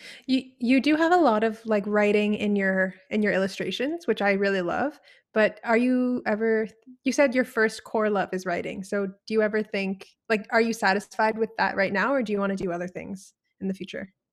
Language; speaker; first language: English; early bilingual, other home language; Spanish